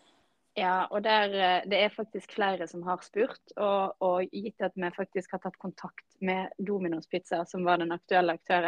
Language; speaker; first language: Norwegian; native; Norwegian